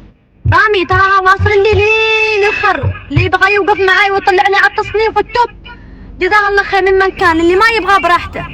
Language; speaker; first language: Arabic; native; Arabic